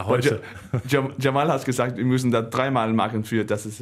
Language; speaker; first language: German; non-native, learner; Danish